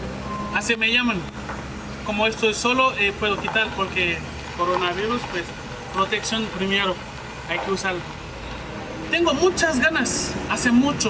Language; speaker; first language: Spanish; non-native, learner; Haitian Creole